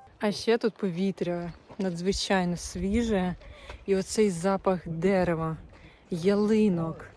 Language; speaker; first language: Ukrainian; non-native, local second language; Russian